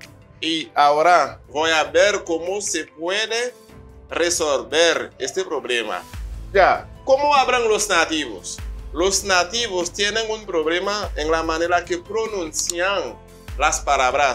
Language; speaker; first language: Spanish; non-native, fluent; Haitian Creole